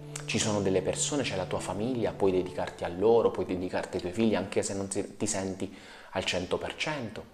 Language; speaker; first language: Italian; native; Italian